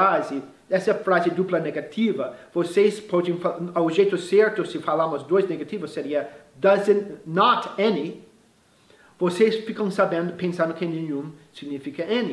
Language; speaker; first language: Portuguese; non-native, fluent; English